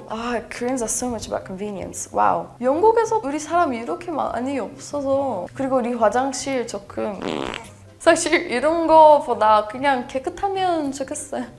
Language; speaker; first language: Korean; non-native, learner; English